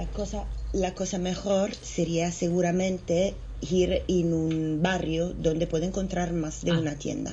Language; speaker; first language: Spanish; non-native, fluent; Italian